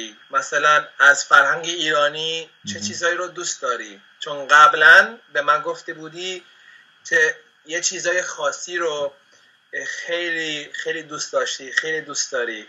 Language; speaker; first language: Persian; non-native, fluent; Spanish